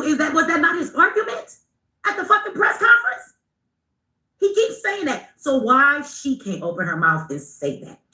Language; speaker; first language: English; native; English